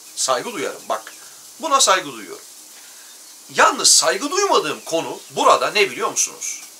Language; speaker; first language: Turkish; native; Turkish